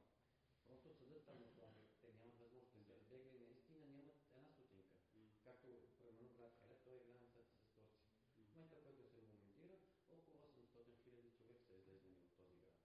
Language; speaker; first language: Bulgarian; non-native, fluent; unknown